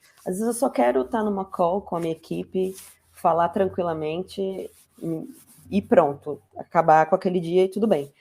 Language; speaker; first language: Portuguese; native; Portuguese